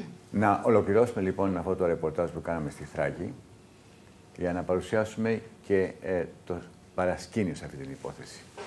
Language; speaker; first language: Greek; native; Greek